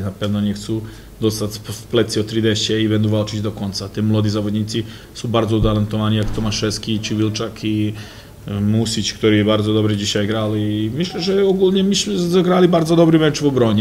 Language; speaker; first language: Polish; non-native, fluent; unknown